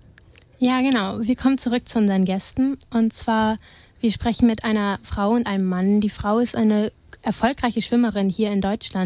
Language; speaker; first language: German; native; German